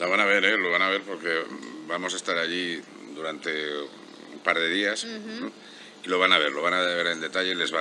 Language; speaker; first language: Spanish; native; Spanish